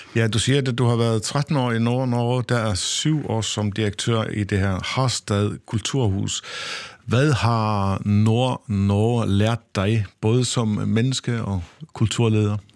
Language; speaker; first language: Danish; non-native, local second language; Faroese